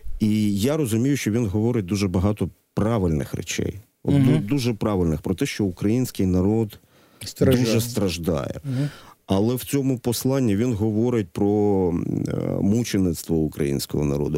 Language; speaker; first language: Ukrainian; native; Ukrainian